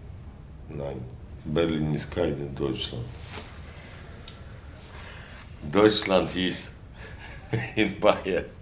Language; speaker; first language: German; non-native, learner; Polish